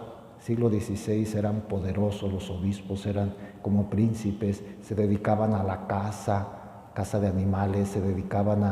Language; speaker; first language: Spanish; native; Spanish